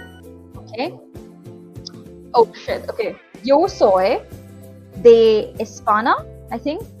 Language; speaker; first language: Spanish; non-native, learner; English